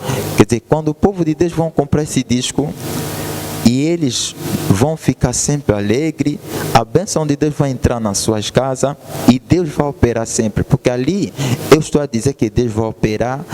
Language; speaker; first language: Portuguese; non-native, fluent; Lingala